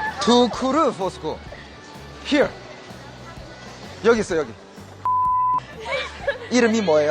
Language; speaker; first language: Korean; non-native, fluent; Chinese